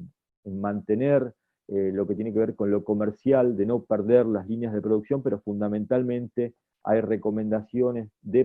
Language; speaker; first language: Spanish; native; Spanish